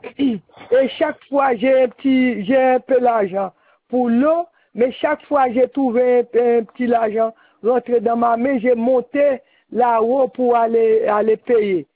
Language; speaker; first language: French; non-native, local second language; Haitian Creole